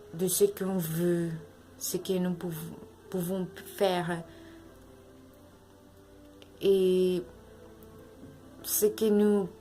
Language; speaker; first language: French; non-native, learner; Spanish